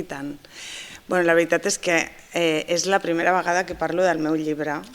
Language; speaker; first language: Catalan; non-native, fluent; Basque